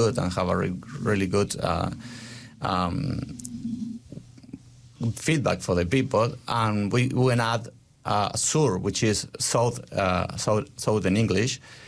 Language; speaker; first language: English; non-native, learner; Spanish